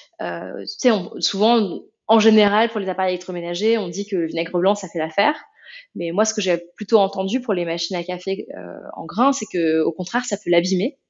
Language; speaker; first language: French; native; French